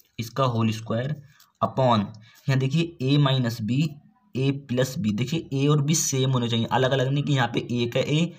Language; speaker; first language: Hindi; native; Hindi